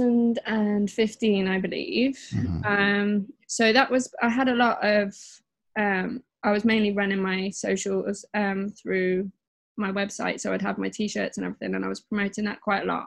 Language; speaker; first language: English; native; English